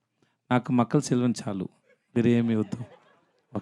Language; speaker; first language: Telugu; non-native, learner; Tamil